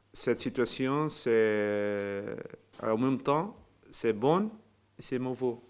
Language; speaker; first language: French; non-native, learner; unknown